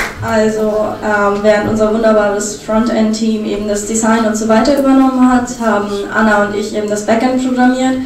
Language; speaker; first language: German; native; German